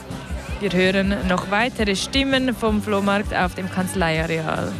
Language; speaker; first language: German; native; German